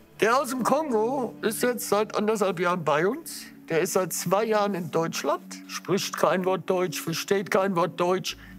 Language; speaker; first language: German; native; German